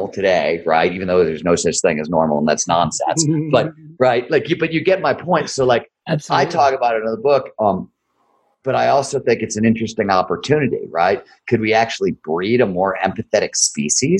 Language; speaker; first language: English; native; English